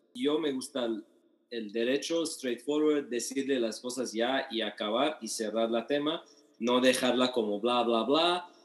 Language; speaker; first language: Spanish; non-native, fluent; Arabic